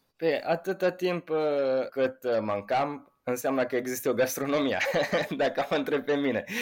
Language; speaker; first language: Romanian; non-native, fluent; Italian